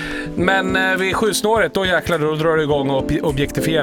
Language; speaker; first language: Swedish; native; Swedish